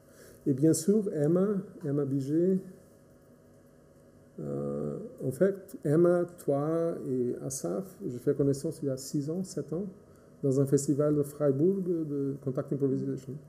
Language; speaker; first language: French; non-native, fluent; Portuguese